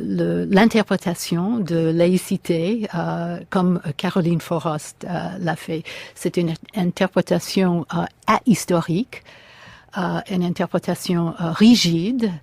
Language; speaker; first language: French; non-native, fluent; English